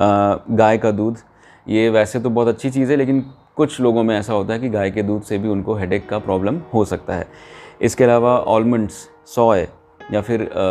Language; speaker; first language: Hindi; native; Hindi